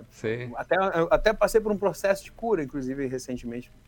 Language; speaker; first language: Portuguese; native; Portuguese